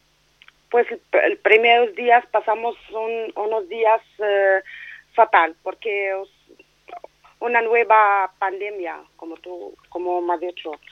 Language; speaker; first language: Spanish; non-native, learner; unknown